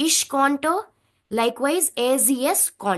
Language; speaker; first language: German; non-native, fluent; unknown